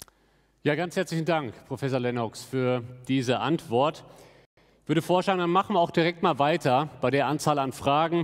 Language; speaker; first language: German; native; German